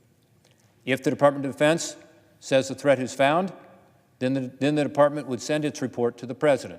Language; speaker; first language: English; native; English